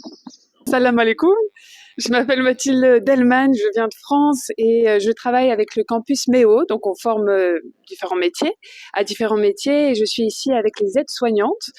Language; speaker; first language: French; native; French